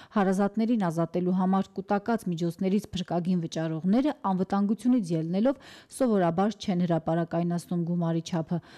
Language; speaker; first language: Armenian; native; Armenian